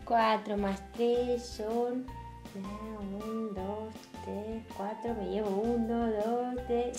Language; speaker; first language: Spanish; native; Spanish